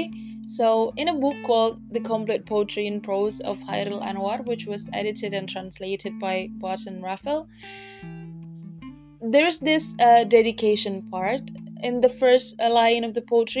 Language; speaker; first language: English; non-native, fluent; Indonesian